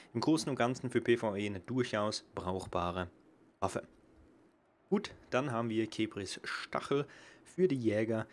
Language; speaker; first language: German; native; German